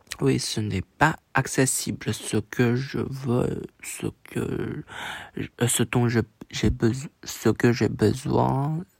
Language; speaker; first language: French; non-native, learner; Chinese